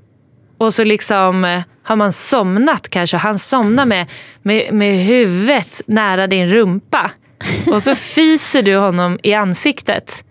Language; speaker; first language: Swedish; native; Swedish